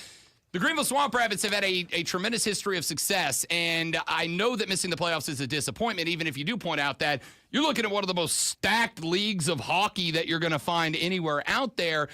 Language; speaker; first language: English; native; English